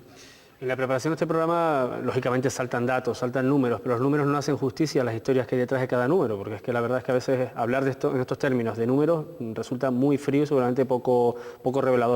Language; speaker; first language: Spanish; native; Spanish